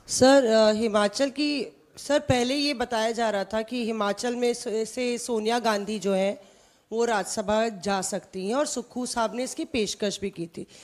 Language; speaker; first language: Hindi; native; Hindi